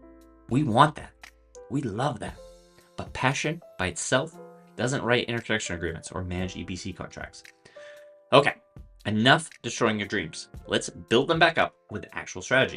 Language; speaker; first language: English; native; English